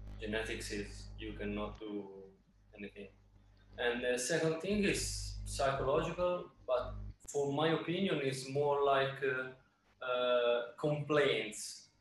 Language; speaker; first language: English; non-native, learner; Italian